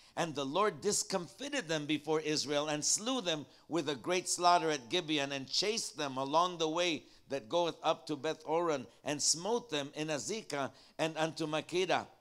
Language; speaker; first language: English; native; English